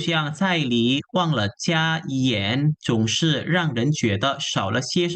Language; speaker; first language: Chinese; non-native, fluent; Indonesian